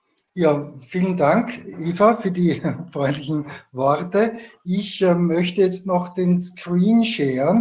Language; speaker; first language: German; native; German